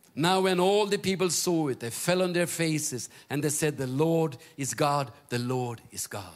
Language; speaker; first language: English; non-native, fluent; Norwegian